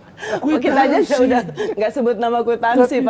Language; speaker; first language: Indonesian; native; Indonesian